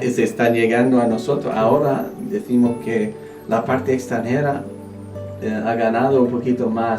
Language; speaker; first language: Spanish; non-native, fluent; English